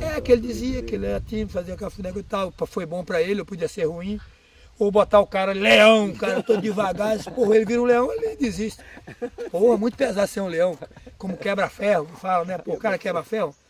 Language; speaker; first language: Portuguese; native; Portuguese